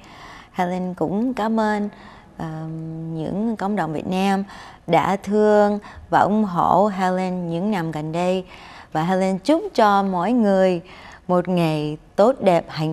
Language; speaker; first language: Vietnamese; non-native, fluent; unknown